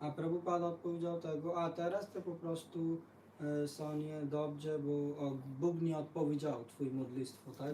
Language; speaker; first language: Polish; non-native, learner; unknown